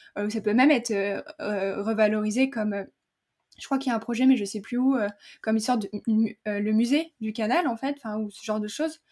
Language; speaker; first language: French; native; French